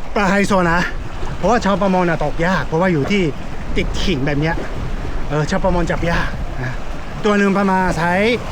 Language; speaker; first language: Thai; native; Thai